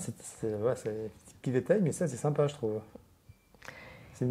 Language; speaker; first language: French; native; French